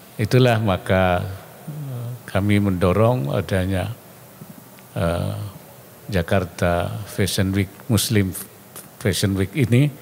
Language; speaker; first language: Indonesian; native; Indonesian